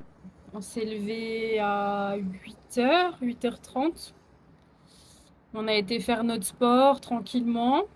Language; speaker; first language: French; native; French